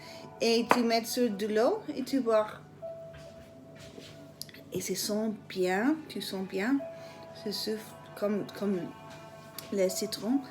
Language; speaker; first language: French; non-native, learner; English